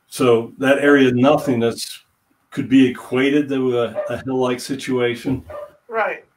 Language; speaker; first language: English; native; English